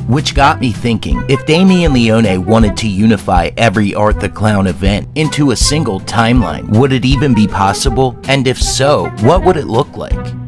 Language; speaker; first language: English; native; English